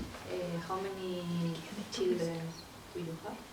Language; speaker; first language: English; non-native, learner; Spanish